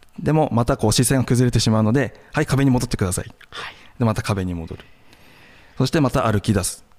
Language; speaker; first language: Japanese; native; Japanese